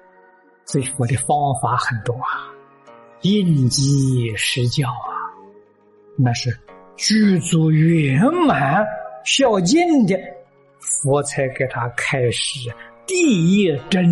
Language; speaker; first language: Chinese; native; Chinese